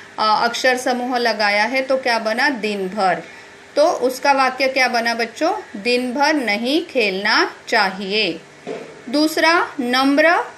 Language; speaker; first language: Hindi; non-native, local second language; Marathi